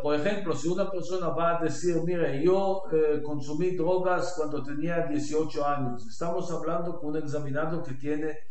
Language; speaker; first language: Spanish; non-native, learner; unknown